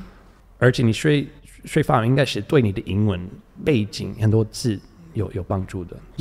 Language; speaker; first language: Chinese; non-native, fluent; English